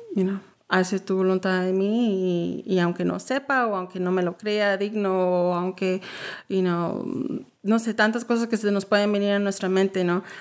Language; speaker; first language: Spanish; early bilingual, heritage; Spanish